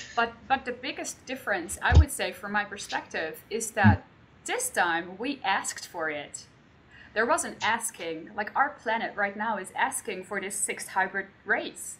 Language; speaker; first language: English; non-native, fluent; Dutch